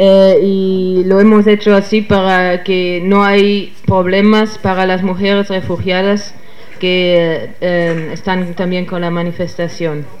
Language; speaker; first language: Spanish; non-native, fluent; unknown